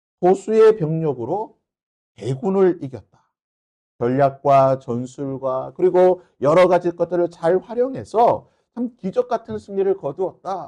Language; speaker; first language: Korean; native; Korean